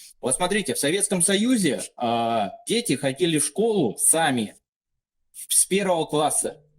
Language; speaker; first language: Russian; native; Russian